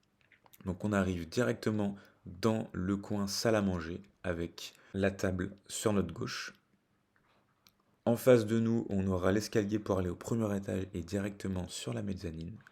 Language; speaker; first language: French; native; French